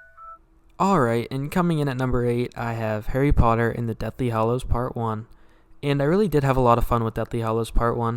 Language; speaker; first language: English; native; English